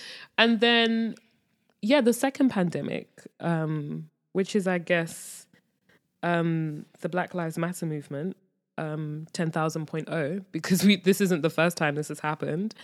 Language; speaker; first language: English; native; English